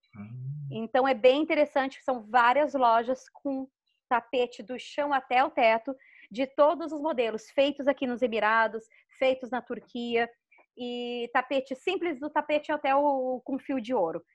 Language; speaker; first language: Portuguese; native; Portuguese